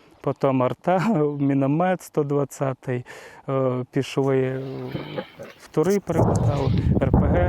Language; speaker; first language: Ukrainian; non-native, local second language; Russian